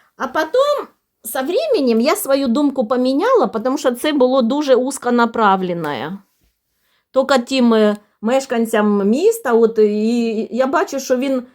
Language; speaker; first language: Ukrainian; non-native, local second language; Russian